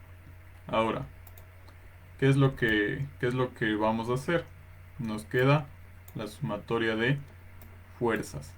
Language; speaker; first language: Spanish; native; Spanish